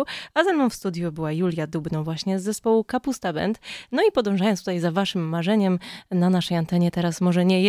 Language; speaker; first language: Polish; native; Polish